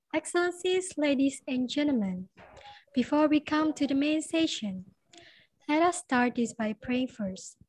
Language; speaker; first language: English; non-native, fluent; Indonesian